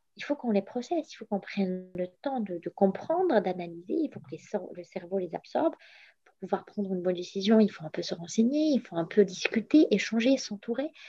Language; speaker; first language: French; non-native, local second language; Arabic